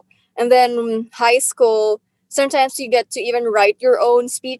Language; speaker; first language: English; non-native, local second language; Filipino